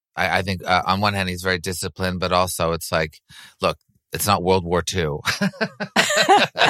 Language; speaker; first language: English; native; English